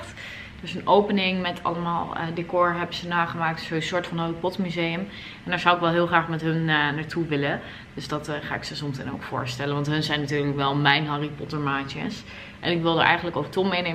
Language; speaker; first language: Dutch; native; Dutch